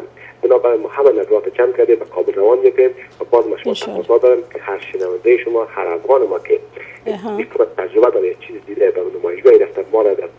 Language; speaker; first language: Persian; native; Persian